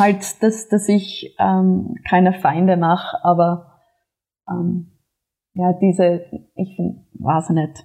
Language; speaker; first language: German; non-native, fluent; English